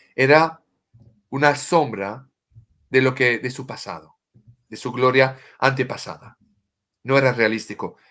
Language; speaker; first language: Spanish; non-native, fluent; French